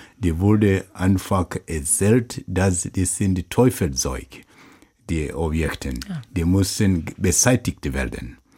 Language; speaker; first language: German; non-native, learner; Swahili